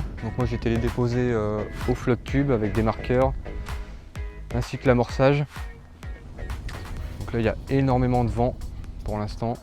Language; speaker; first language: French; native; French